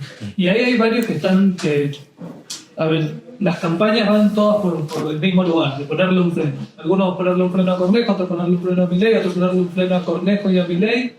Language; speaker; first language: Spanish; native; Spanish